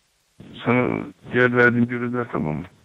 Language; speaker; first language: Turkish; native; Turkish